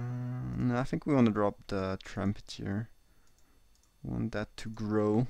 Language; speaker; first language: English; non-native, fluent; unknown